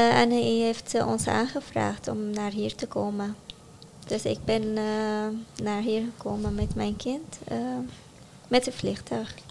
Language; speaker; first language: Dutch; non-native, learner; Arabic